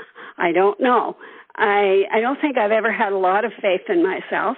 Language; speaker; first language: English; native; English